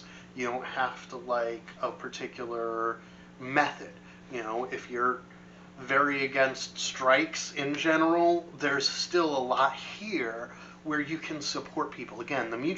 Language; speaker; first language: English; native; English